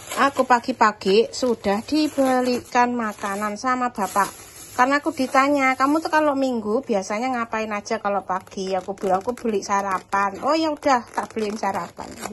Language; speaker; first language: Indonesian; non-native, local second language; Javanese